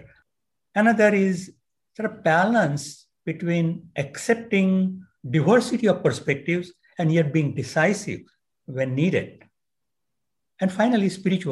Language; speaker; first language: English; non-native, local second language; Marathi